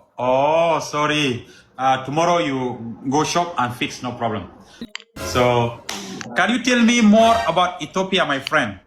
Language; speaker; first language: English; non-native, learner; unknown